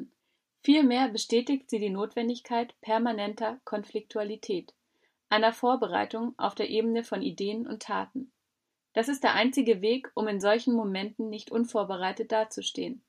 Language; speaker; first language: German; native; German